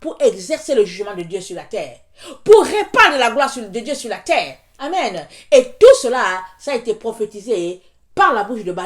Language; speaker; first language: French; native; French